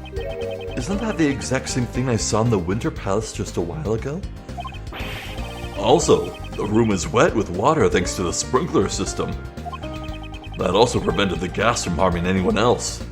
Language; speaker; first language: English; native; English